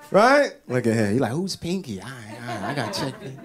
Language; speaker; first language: English; native; English